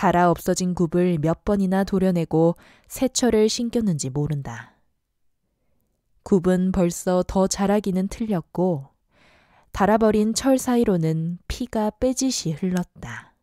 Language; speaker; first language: Korean; native; Korean